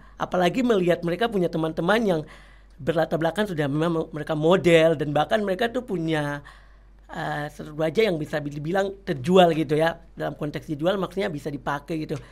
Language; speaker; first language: Indonesian; native; Indonesian